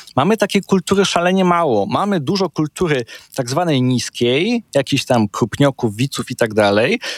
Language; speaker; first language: Polish; native; Polish